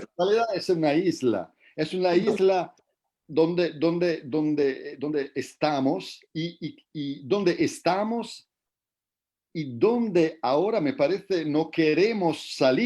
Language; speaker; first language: Spanish; non-native, fluent; Italian